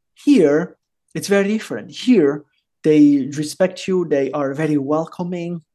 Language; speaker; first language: English; non-native, fluent; Italian